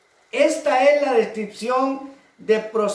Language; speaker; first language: Spanish; native; Spanish